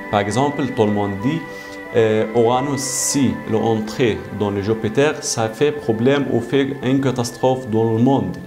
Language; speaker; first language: French; non-native, learner; Arabic